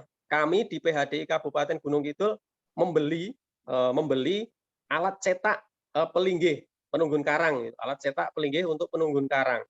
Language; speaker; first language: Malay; non-native, local second language; Javanese